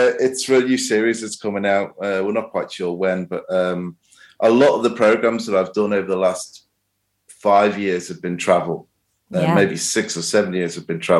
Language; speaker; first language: English; native; English